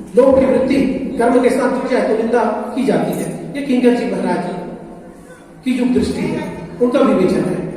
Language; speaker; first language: Hindi; native; Hindi